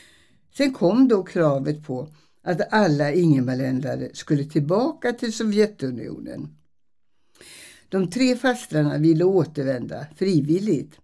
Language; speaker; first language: Swedish; early bilingual, other home language; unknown